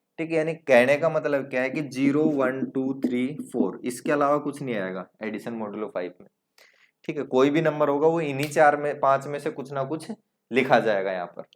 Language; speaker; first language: Hindi; native; Hindi